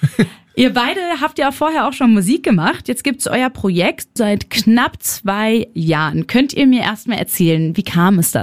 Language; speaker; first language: German; native; German